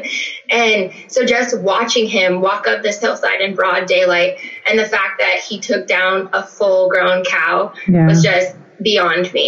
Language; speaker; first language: English; native; English